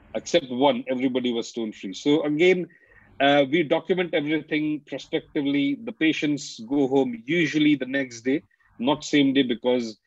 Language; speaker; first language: English; non-native, local second language; Hindi